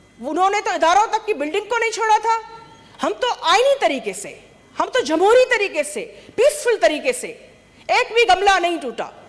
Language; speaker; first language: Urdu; non-native, local second language; Sindhi